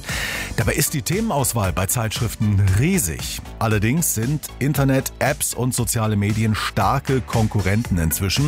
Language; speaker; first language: German; native; German